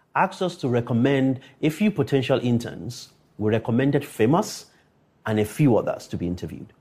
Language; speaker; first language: English; non-native, local second language; Yoruba